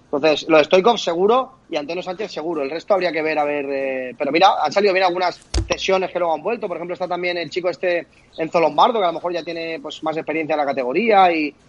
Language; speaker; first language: Spanish; native; Spanish